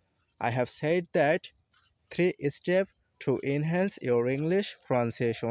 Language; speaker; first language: English; non-native, learner; Bangla